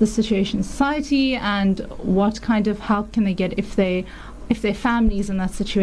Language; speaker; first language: English; native; English